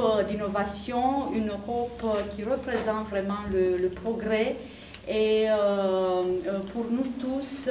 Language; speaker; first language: French; non-native, fluent; Italian